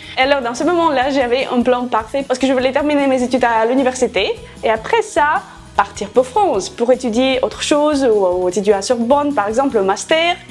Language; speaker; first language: French; non-native, fluent; Russian